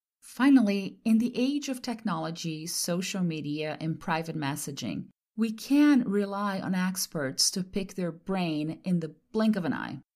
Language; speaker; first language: English; non-native, fluent; Portuguese